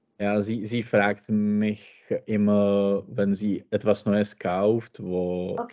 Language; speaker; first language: German; non-native, learner; Czech